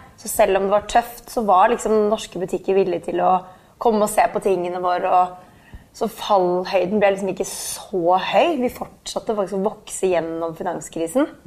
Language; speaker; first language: Norwegian; native; Norwegian